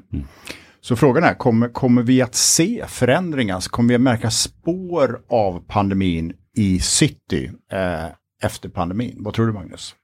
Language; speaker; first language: Swedish; native; Swedish